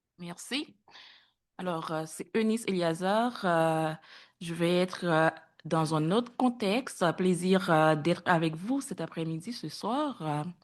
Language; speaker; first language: French; non-native, local second language; Haitian Creole